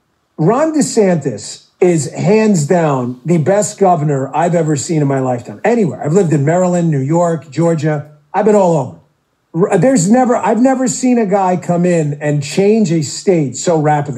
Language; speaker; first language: English; native; English